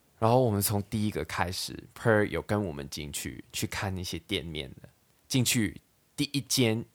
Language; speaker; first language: Chinese; non-native, local second language; Cantonese